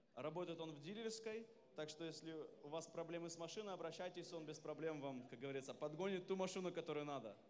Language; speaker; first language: Russian; native; Russian